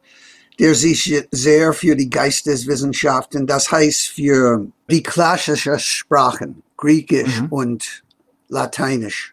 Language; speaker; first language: German; non-native, fluent; English